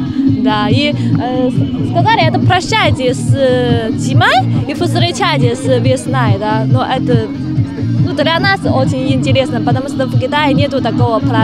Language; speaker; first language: Russian; non-native, learner; Chinese